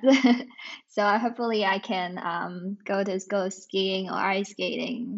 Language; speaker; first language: English; non-native, local second language; Cantonese